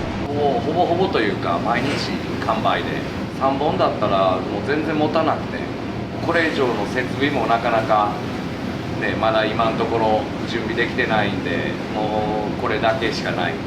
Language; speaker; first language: Japanese; native; Japanese